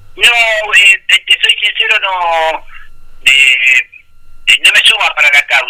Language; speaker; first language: Spanish; native; Spanish